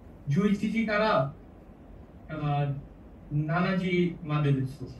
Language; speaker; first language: Japanese; non-native, learner; Bangla